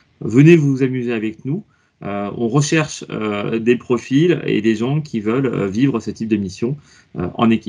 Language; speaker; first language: French; native; French